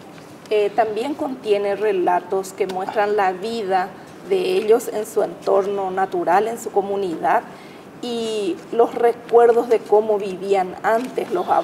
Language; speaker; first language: Spanish; native; Spanish